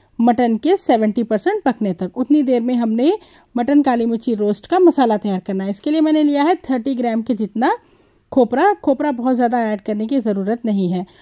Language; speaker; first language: Hindi; native; Hindi